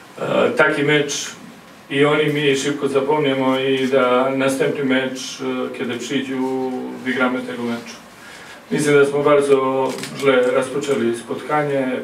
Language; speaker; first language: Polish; non-native, learner; Croatian